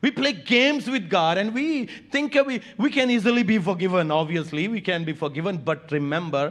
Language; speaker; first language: English; non-native, local second language; Urdu